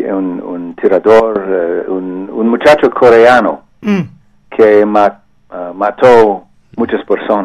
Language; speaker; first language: Spanish; non-native, learner; English